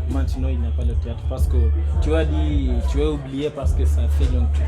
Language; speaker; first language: French; non-native, learner; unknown